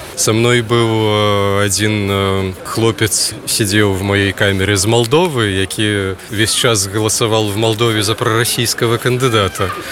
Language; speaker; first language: Belarusian; non-native, local second language; Russian